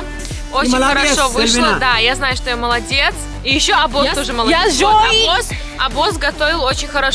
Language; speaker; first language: Russian; native; Russian